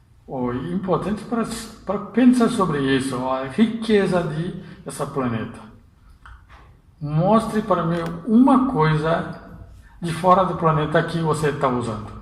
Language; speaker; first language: Portuguese; non-native, fluent; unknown